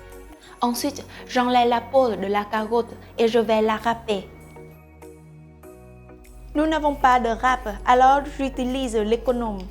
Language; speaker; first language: French; non-native, fluent; Vietnamese